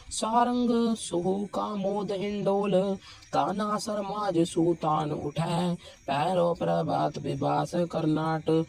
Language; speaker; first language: Hindi; non-native, local second language; Punjabi